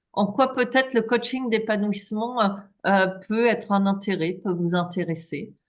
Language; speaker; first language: French; native; French